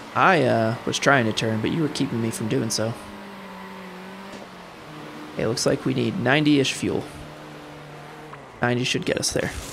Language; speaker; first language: English; native; English